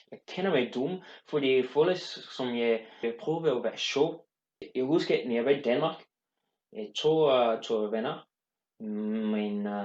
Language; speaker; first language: Danish; non-native, learner; Swedish